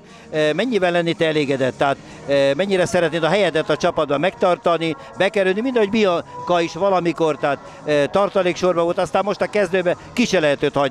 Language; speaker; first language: Hungarian; native; Hungarian